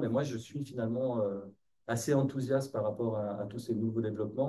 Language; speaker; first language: French; native; French